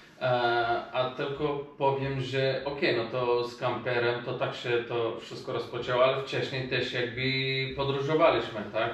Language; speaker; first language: Polish; non-native, fluent; Macedonian